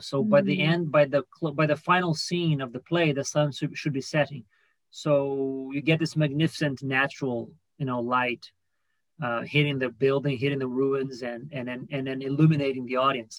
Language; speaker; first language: English; non-native, fluent; Portuguese